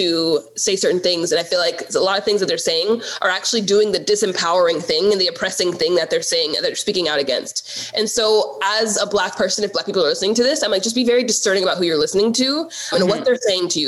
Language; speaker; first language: English; native; English